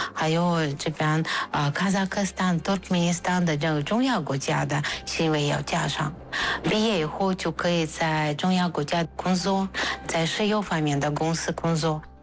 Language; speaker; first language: Chinese; non-native, fluent; Russian